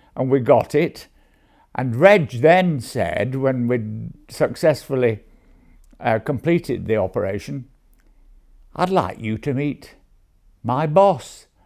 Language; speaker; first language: English; native; English